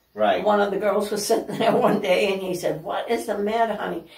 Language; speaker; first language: English; native; English